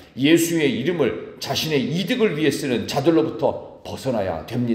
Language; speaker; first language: Korean; native; Korean